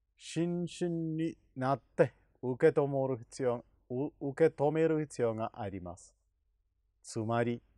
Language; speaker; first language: Japanese; non-native, fluent; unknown